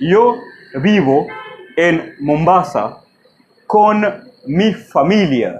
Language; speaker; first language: Spanish; non-native, fluent; Swahili